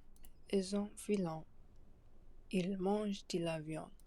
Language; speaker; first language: French; non-native, learner; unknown